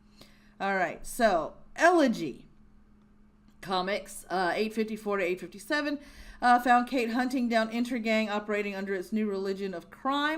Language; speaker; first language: English; native; English